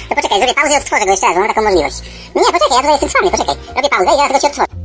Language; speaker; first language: Polish; native; Polish